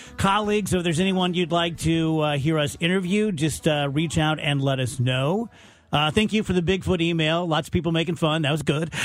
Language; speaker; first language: English; native; English